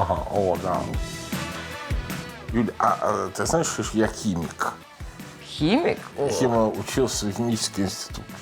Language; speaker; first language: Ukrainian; non-native, learner; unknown